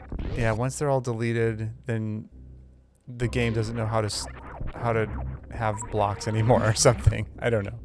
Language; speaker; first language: English; native; English